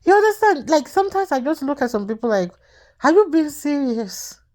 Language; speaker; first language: English; non-native, local second language; Yoruba